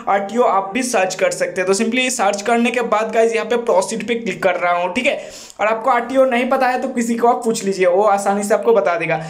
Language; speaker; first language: Hindi; non-native, local second language; Bangla